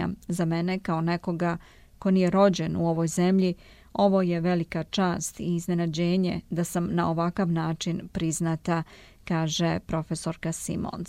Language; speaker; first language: Serbian; native; Serbian